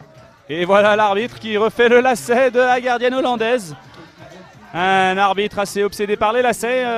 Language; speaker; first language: French; native; French